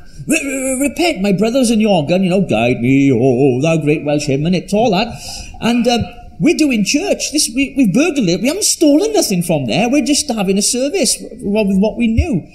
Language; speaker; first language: English; native; English